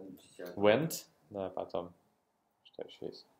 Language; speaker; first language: Russian; native; Russian